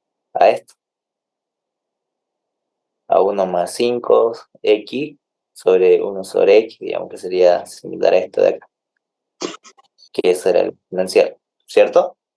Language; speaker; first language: Spanish; native; Spanish